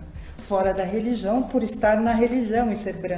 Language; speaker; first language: Portuguese; native; Portuguese